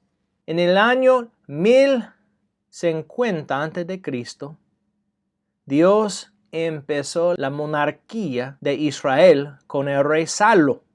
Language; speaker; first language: Spanish; non-native, fluent; English